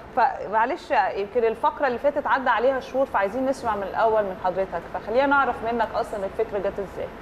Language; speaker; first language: Arabic; native; Arabic